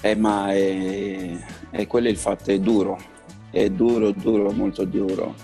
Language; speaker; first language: Italian; non-native, fluent; Wolof